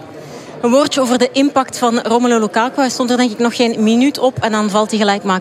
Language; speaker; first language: Dutch; native; Dutch